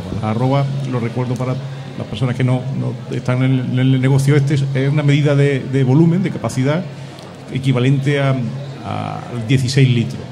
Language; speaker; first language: Spanish; native; Spanish